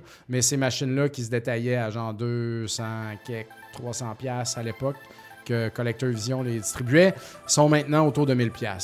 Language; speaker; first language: French; native; French